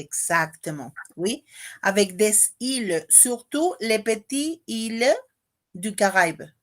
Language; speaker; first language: French; non-native, fluent; Spanish